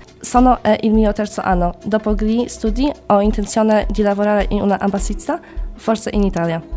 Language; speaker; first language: Italian; non-native, learner; Polish